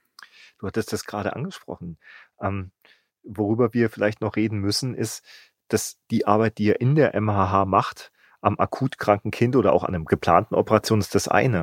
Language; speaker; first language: German; native; German